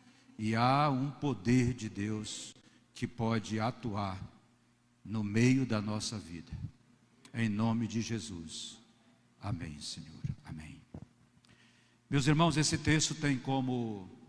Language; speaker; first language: Portuguese; native; Portuguese